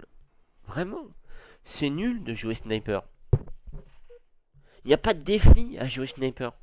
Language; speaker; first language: French; native; French